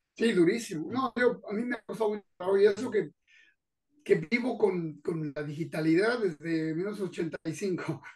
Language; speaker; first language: Spanish; native; Spanish